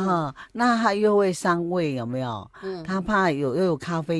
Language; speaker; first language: Chinese; native; Chinese